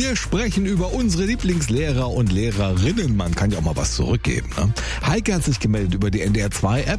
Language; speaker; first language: German; native; German